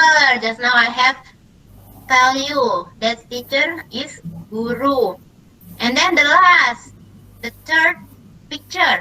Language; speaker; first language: English; non-native, learner; Indonesian